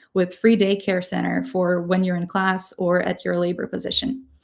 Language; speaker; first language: English; non-native, fluent; Ukrainian